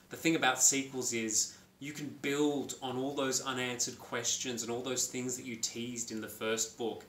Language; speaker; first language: English; native; English